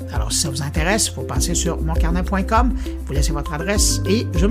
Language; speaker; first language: French; native; French